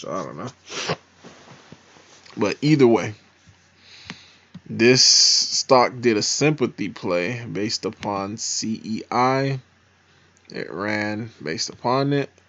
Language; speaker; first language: English; native; English